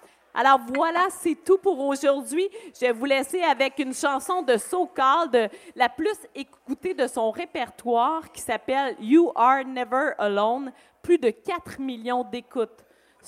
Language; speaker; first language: French; native; French